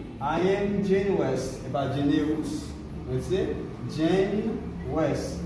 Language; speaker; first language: English; non-native, fluent; Haitian Creole